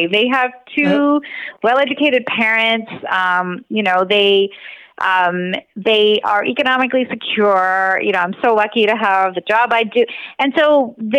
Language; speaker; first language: English; native; English